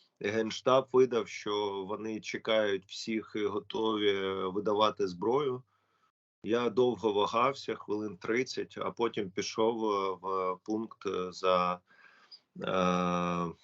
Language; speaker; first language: Ukrainian; non-native, local second language; Russian